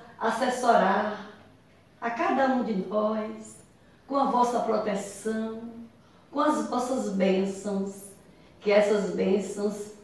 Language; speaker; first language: Portuguese; native; Portuguese